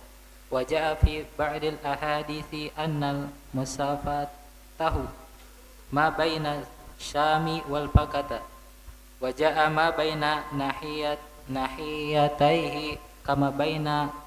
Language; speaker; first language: Arabic; non-native, learner; Indonesian